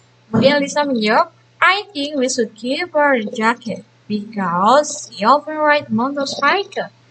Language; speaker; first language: English; non-native, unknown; Indonesian